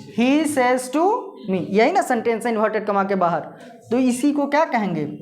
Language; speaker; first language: Hindi; native; Hindi